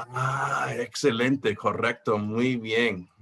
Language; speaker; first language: Spanish; non-native, fluent; English